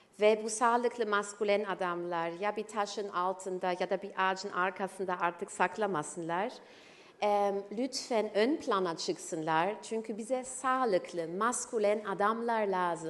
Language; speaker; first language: Turkish; early bilingual, heritage; German